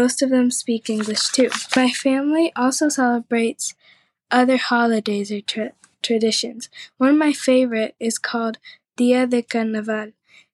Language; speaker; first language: English; early bilingual, other home language; Spanish